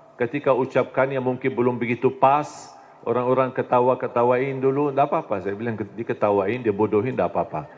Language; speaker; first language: Indonesian; non-native, fluent; Arabic